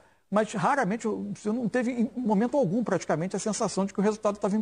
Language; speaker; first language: Portuguese; native; Portuguese